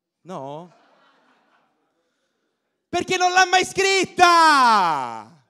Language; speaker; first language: Italian; native; Italian